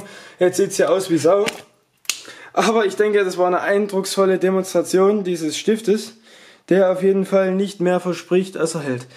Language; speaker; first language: German; native; German